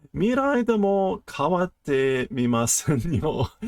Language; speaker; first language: Japanese; non-native, learner; English